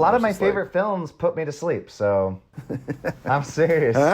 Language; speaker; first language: English; native; English